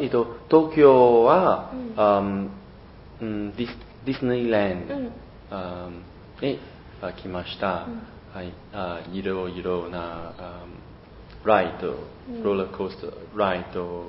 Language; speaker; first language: Japanese; non-native, learner; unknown